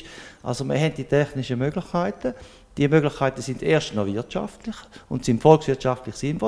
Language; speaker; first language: German; native; German